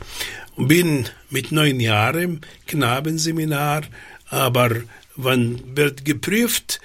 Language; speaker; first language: German; non-native, fluent; Arabic